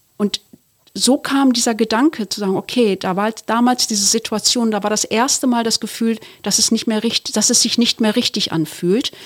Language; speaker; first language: German; early bilingual, other home language; Turkish